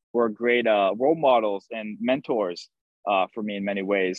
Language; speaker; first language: English; native; English